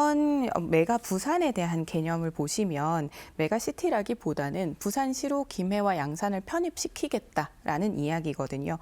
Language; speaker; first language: Korean; native; Korean